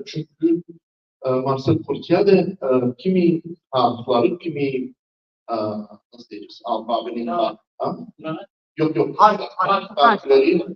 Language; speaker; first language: Turkish; non-native, fluent; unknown